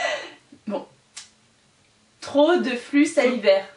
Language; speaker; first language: French; native; French